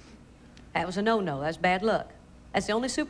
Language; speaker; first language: English; native; English